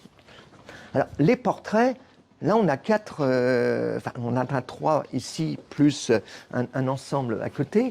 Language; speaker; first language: French; native; French